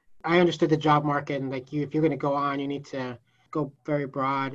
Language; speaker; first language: English; native; English